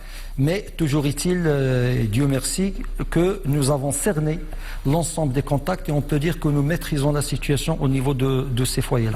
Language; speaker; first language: French; non-native, local second language; Arabic